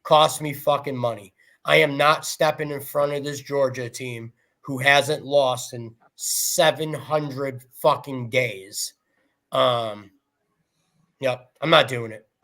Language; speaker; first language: English; native; English